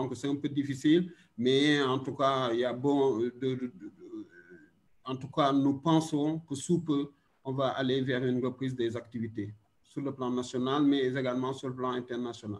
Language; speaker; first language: French; non-native, local second language; Wolof